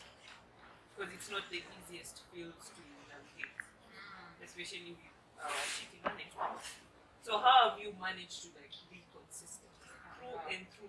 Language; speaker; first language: English; non-native, local second language; Swahili